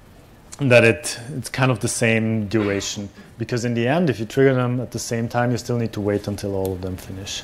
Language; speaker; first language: English; non-native, fluent; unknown